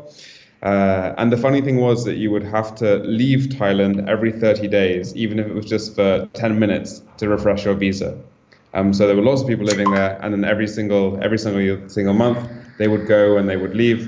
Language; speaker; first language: English; native; English